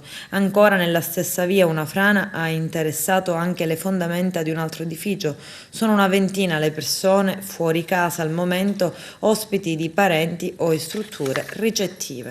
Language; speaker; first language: Italian; native; Italian